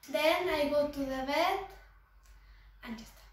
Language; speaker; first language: English; non-native, learner; Catalan